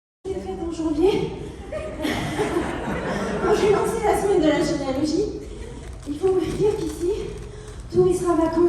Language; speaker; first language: French; native; French